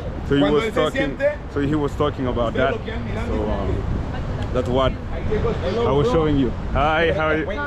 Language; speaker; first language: English; non-native, fluent; French